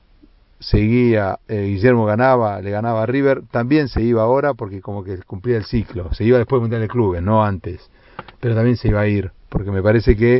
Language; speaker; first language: Spanish; native; Spanish